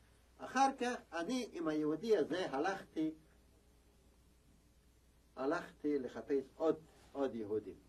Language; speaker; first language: Hebrew; non-native, fluent; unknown